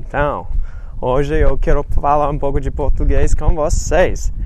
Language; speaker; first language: Portuguese; non-native, learner; English